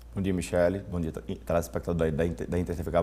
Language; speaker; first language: Portuguese; native; Portuguese